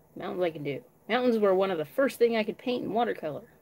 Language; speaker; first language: English; native; English